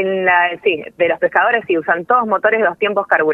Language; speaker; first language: Spanish; native; Spanish